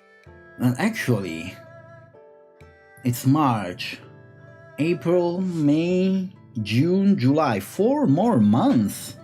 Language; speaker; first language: English; non-native, fluent; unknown